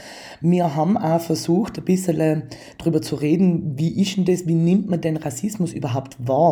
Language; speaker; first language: German; native; German